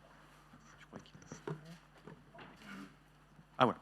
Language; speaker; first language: French; native; French